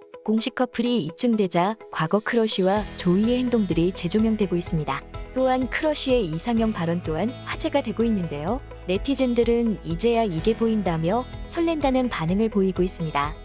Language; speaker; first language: Korean; native; Korean